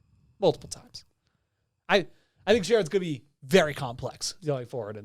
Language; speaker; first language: English; native; English